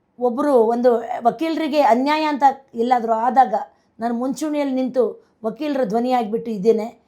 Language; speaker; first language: Kannada; non-native, local second language; Konkani